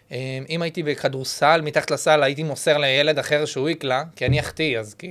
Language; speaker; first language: Hebrew; native; Hebrew